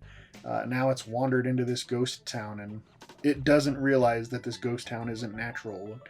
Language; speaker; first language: English; native; English